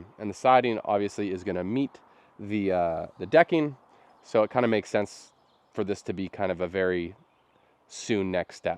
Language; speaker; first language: English; native; English